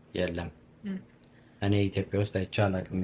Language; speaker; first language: Amharic; non-native, learner; Arabic